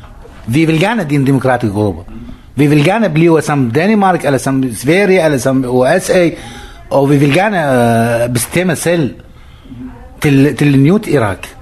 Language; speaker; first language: Danish; non-native, learner; Arabic